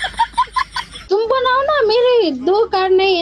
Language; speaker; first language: Hindi; non-native, learner; Nepali